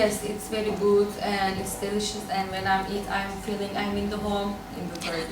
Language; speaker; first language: English; non-native, learner; Turkish